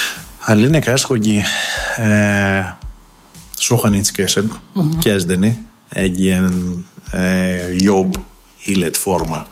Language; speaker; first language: Hungarian; non-native, learner; Greek